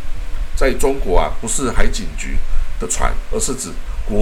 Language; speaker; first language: Chinese; native; Chinese